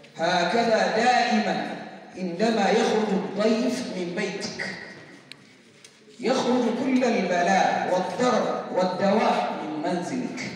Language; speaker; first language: Arabic; non-native, learner; Hausa